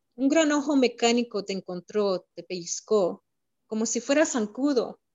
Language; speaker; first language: Spanish; early bilingual, heritage; Spanish